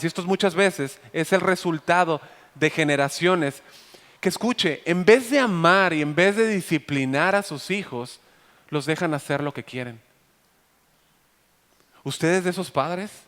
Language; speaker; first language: Spanish; native; Spanish